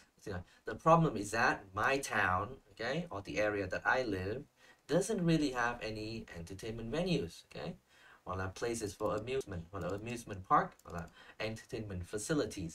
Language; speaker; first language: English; non-native, fluent; Vietnamese